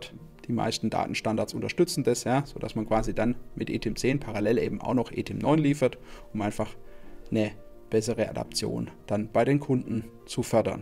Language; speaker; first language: German; native; German